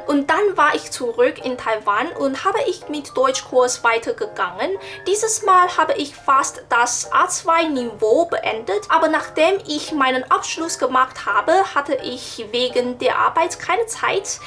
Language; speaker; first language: German; non-native, learner; Chinese